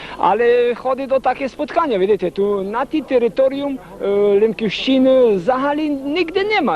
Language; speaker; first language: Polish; non-native, local second language; Rusyn